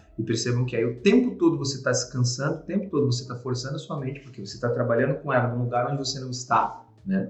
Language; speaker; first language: Portuguese; native; Portuguese